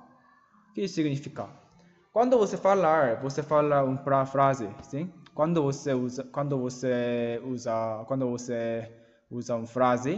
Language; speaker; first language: Portuguese; non-native, learner; Korean